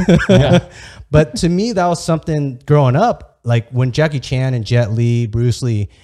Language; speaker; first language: English; native; English